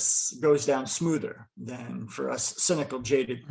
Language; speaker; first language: English; native; English